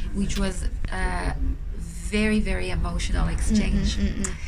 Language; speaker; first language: English; non-native, fluent; Hebrew